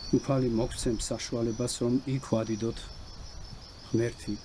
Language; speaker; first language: Georgian; non-native, local second language; Mingrelian